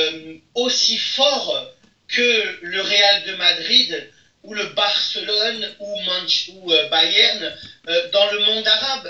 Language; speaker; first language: French; native; French